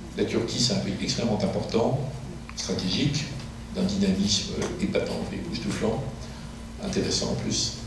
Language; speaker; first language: French; native; French